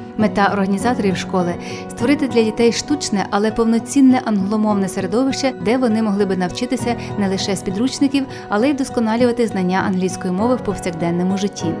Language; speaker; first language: Ukrainian; native; Ukrainian